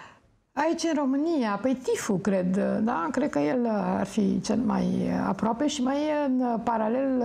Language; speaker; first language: Romanian; native; Romanian